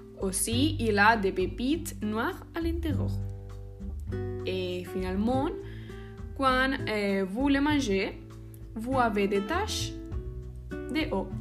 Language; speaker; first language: French; non-native, learner; Spanish